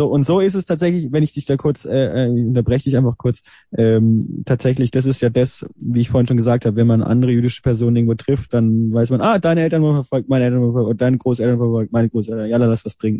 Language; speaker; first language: German; native; German